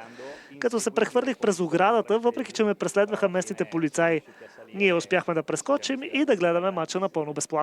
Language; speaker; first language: Bulgarian; non-native, fluent; Italian